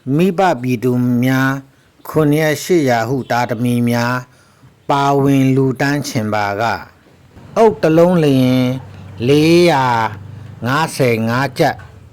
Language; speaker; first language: Burmese; non-native, local second language; Shan